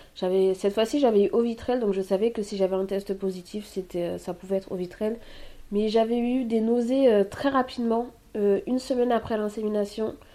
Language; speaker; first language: French; early bilingual, other home language; Haitian Creole